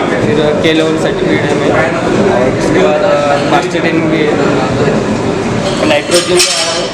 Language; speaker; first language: Hindi; non-native, local second language; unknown